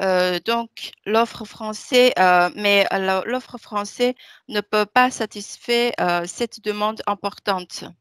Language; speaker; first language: French; non-native, fluent; Chinese